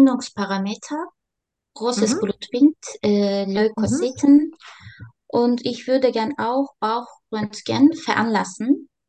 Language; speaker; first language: German; non-native, learner; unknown